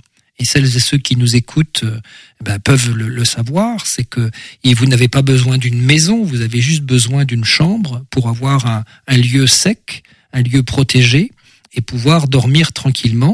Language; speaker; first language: French; native; French